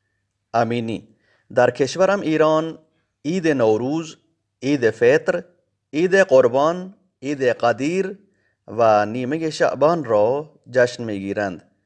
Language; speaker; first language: Persian; non-native, fluent; Urdu